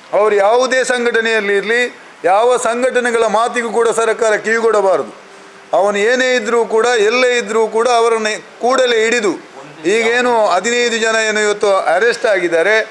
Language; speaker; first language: Kannada; non-native, local second language; Tulu